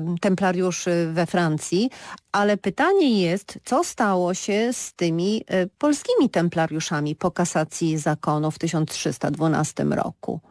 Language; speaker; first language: Polish; native; Polish